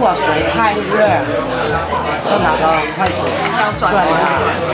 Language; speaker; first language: Chinese; non-native, local second language; Cantonese